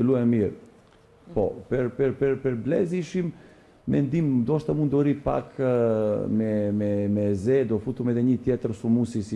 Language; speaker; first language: Albanian; non-native, learner; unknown